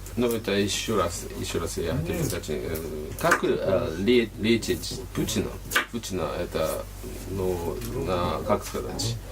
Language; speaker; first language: Russian; non-native, learner; Japanese